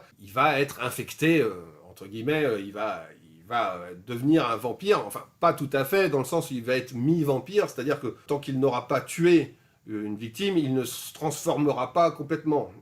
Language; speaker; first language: French; native; French